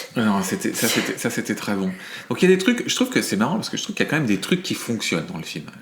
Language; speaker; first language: French; native; French